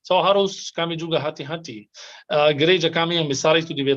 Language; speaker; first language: Indonesian; non-native, fluent; Arabic